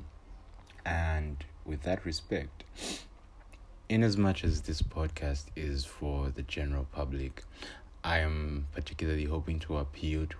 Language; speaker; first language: English; non-native, local second language; Bemba